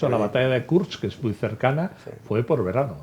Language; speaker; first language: Spanish; native; Spanish